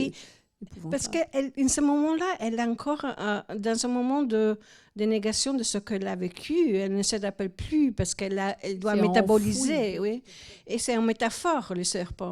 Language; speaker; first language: French; non-native, fluent; Italian